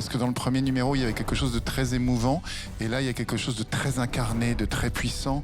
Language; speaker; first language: French; native; French